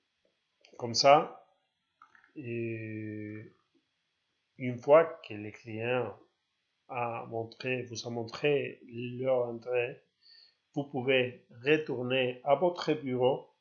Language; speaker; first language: French; non-native, learner; Spanish